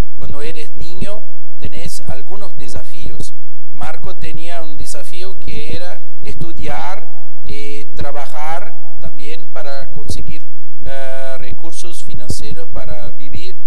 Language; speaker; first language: Spanish; non-native, fluent; Portuguese